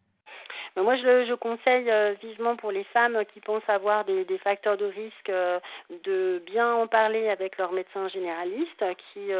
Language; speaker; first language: French; native; French